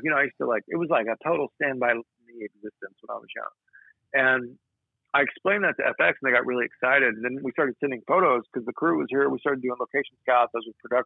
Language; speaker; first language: English; native; English